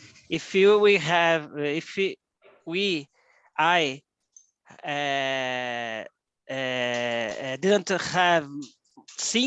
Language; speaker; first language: English; non-native, learner; Portuguese